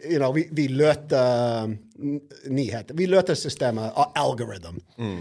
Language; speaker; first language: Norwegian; non-native, fluent; English